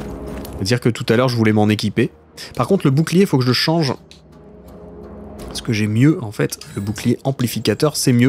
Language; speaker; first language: French; native; French